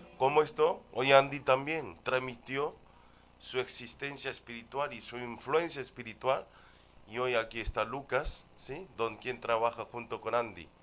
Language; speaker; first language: Spanish; non-native, fluent; Korean